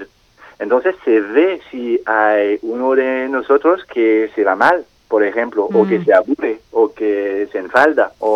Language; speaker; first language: Spanish; non-native, fluent; French